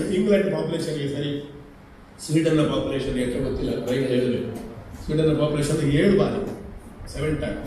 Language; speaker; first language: Kannada; non-native, local second language; Konkani